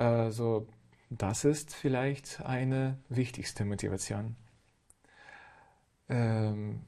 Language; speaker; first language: German; non-native, fluent; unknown